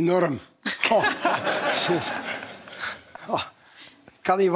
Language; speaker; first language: Dutch; native; Dutch